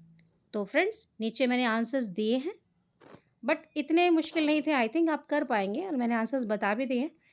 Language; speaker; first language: Hindi; native; Hindi